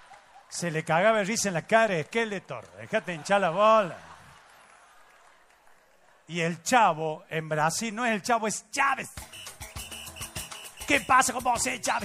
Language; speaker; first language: Spanish; native; Spanish